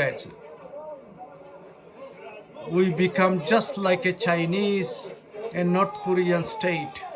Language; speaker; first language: English; non-native, learner; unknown